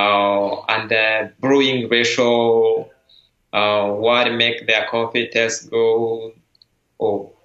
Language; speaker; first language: English; non-native, local second language; Kinyarwanda